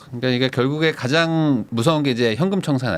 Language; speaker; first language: Korean; native; Korean